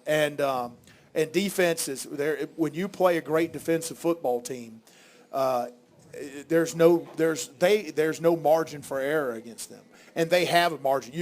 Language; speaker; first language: English; native; English